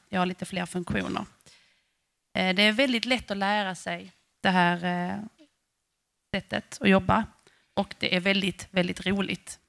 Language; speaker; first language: Swedish; native; Swedish